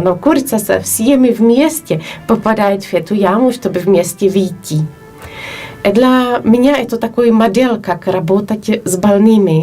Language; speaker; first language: Russian; non-native, fluent; Polish